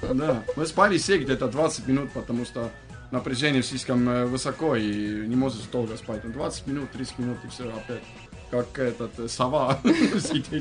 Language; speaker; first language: Russian; non-native, fluent; Estonian